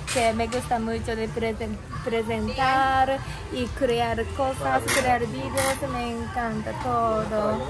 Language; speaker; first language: Spanish; non-native, fluent; Japanese